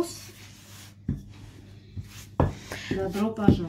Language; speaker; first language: Russian; non-native, learner; Armenian